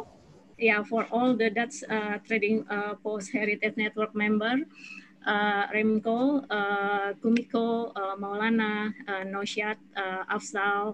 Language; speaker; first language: English; non-native, fluent; Indonesian